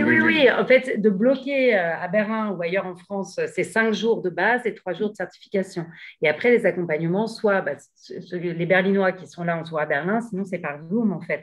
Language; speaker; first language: French; native; French